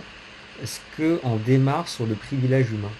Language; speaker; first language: French; native; French